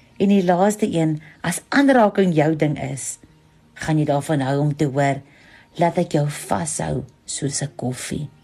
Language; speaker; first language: Afrikaans; native; Afrikaans